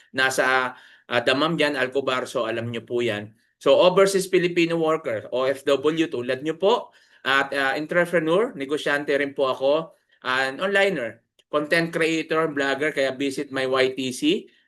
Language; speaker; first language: Filipino; native; Filipino